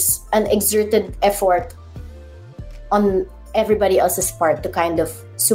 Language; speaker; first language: English; non-native, local second language; Iloko